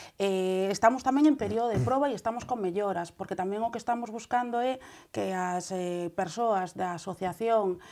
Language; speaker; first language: Galician; native; Galician